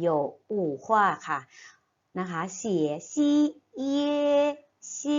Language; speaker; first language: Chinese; non-native, fluent; Thai